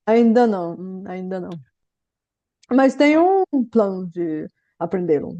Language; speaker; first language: Portuguese; non-native, fluent; Bulgarian